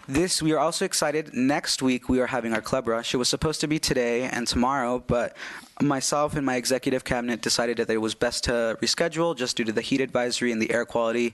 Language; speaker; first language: English; early bilingual, other home language; Spanish